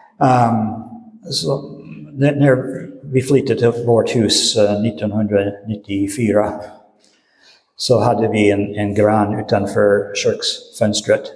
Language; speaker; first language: Swedish; non-native, fluent; English